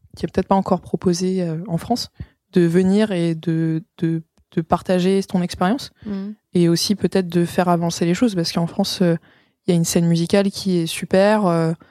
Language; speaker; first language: French; native; French